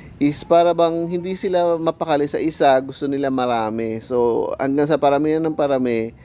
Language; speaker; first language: Filipino; native; Filipino